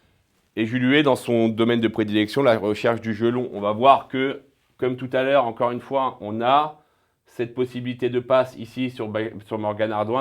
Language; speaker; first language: French; native; French